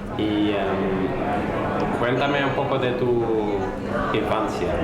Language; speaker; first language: Spanish; non-native, fluent; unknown